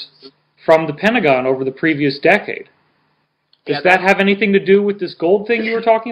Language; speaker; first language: English; native; English